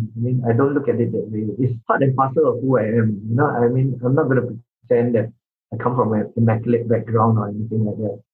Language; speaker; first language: English; non-native, local second language; Min Nan Chinese